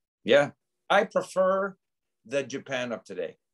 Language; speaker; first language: English; native; English